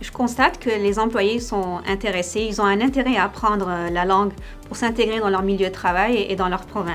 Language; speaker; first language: French; native; French